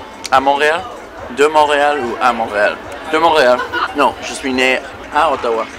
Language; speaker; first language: French; non-native, local second language; English